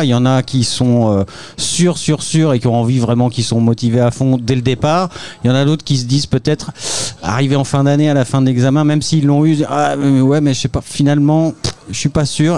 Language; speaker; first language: French; native; French